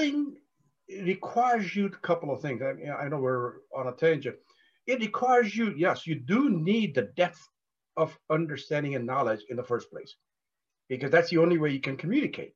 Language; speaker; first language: English; non-native, local second language; Gujarati